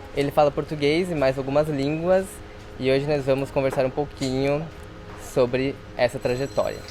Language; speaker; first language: Portuguese; native; Portuguese